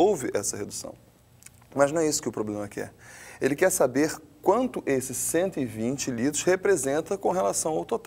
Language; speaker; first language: Portuguese; native; Portuguese